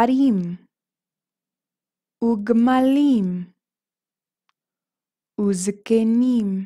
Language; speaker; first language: Hebrew; non-native, fluent; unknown